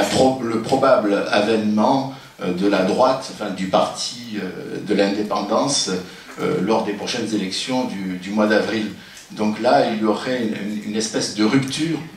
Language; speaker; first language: French; native; French